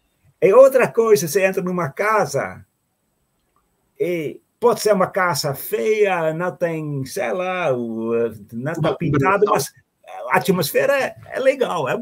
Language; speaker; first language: Portuguese; non-native, fluent; Dutch